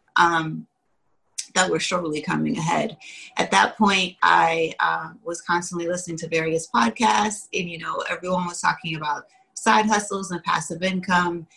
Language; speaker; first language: English; native; English